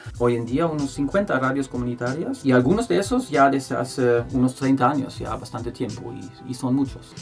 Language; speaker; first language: Spanish; non-native, fluent; German